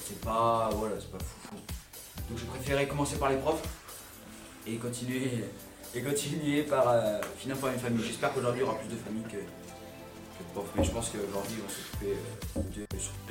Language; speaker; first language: French; native; French